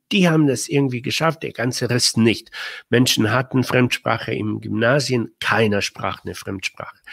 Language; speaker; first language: German; non-native, fluent; Polish